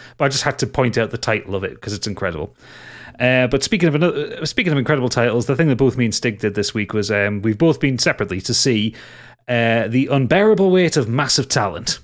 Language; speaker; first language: English; native; English